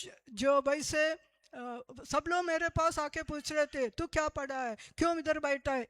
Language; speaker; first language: Hindi; non-native, local second language; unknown